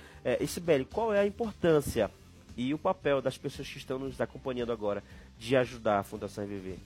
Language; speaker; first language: Portuguese; native; Portuguese